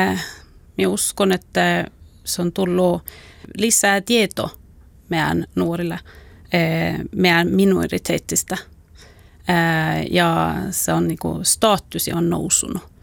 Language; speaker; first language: Finnish; non-native, local second language; Swedish